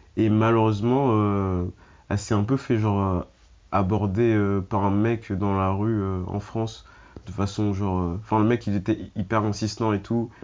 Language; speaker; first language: French; native; French